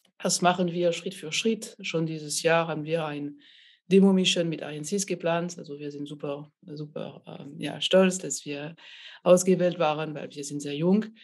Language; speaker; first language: German; non-native, fluent; French